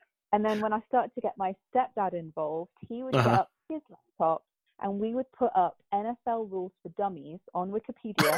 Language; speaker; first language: English; native; English